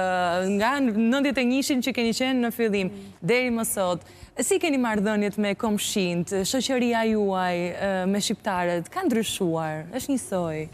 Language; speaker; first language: Albanian; native; Albanian